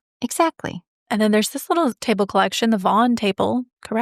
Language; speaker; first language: English; native; English